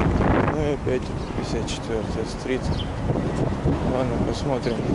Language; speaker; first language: Russian; native; Russian